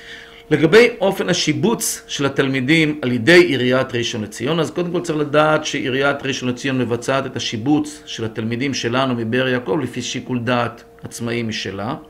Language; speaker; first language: Hebrew; native; Hebrew